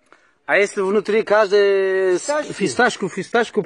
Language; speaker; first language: Russian; non-native, learner; Uzbek